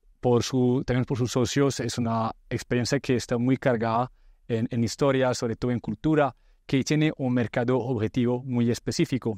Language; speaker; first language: Spanish; non-native, fluent; French